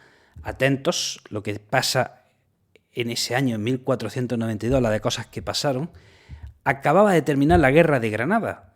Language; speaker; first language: Spanish; native; Spanish